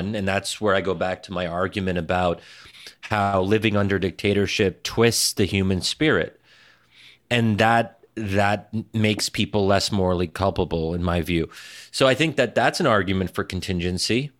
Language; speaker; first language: English; early bilingual, other home language; Arabic